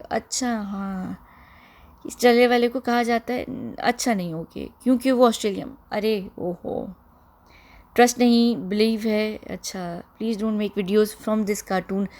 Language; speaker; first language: Urdu; early bilingual, heritage; Hindi